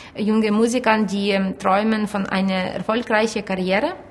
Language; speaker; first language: German; non-native, fluent; Ukrainian